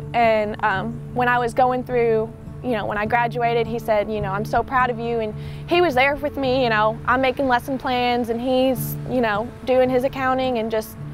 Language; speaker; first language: English; native; English